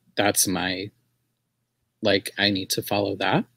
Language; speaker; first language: English; native; English